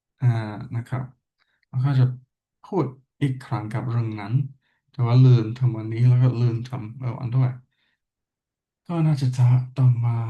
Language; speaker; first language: Thai; non-native, learner; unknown